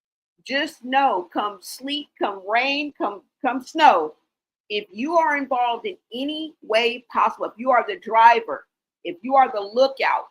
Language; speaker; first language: English; native; English